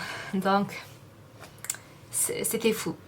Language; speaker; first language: French; non-native, fluent; English